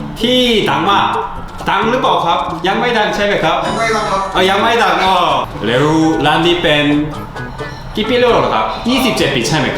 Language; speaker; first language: Thai; non-native, learner; Korean